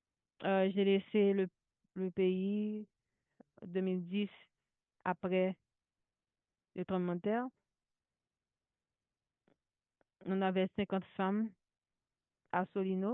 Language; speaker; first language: French; non-native, local second language; Haitian Creole